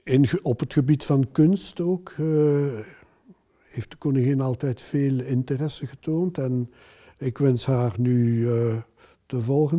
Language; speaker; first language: Dutch; non-native, local second language; French